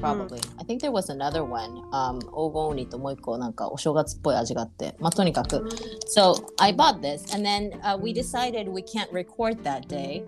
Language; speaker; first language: English; non-native, fluent; Japanese